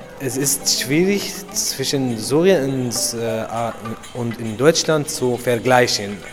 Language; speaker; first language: German; non-native, learner; Arabic